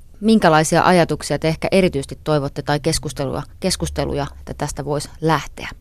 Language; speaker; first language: Finnish; native; Finnish